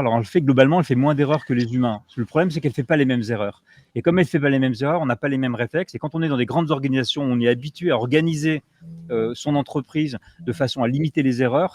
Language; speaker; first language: French; native; French